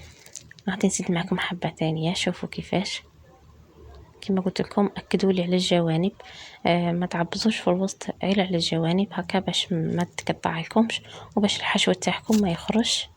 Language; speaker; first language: Arabic; native; Arabic